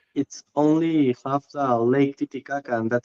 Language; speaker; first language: English; non-native, learner; Spanish